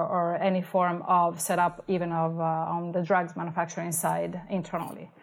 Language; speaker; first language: English; non-native, fluent; Italian